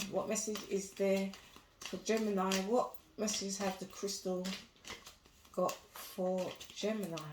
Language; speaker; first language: English; native; English